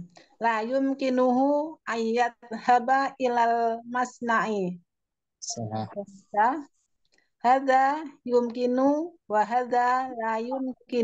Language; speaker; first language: Arabic; non-native, learner; Indonesian